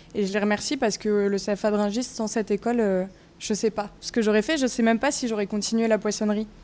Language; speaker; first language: French; native; French